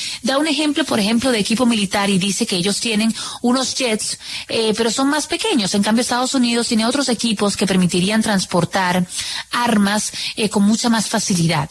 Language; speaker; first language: Spanish; native; Spanish